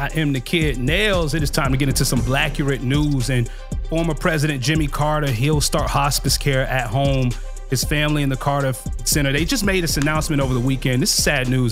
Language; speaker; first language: English; native; English